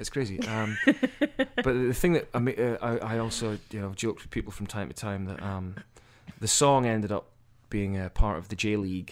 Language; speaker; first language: English; native; English